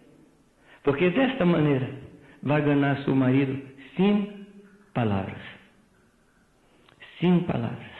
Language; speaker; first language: Spanish; non-native, fluent; Portuguese